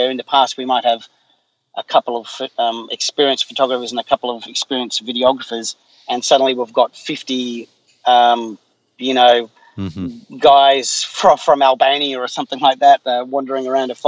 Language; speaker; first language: English; native; English